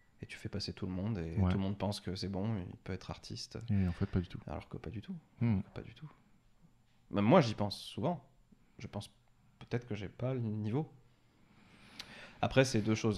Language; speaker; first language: French; native; French